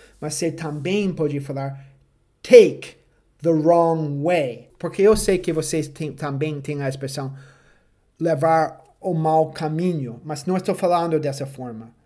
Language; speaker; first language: Portuguese; non-native, fluent; English